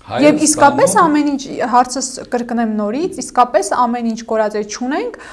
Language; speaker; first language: Armenian; native; Armenian